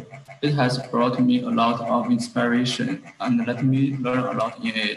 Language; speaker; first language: English; non-native, learner; Chinese